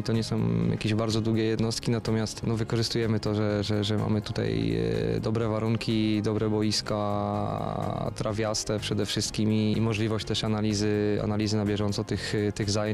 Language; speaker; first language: Polish; native; Polish